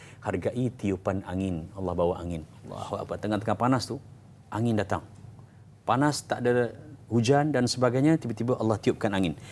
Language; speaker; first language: Malay; native; Malay